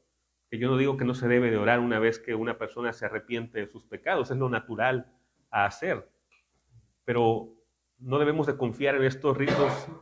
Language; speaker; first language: Spanish; native; Spanish